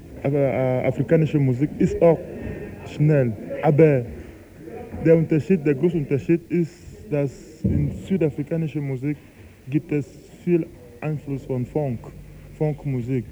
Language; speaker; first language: German; non-native, fluent; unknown